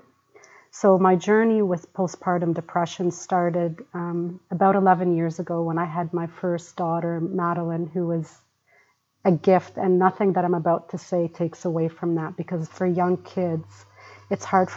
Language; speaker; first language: English; early bilingual, other home language; Arabic